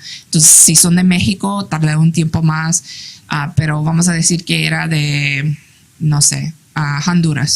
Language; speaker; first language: Spanish; early bilingual, heritage; English